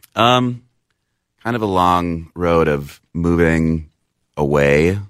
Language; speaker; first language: English; native; English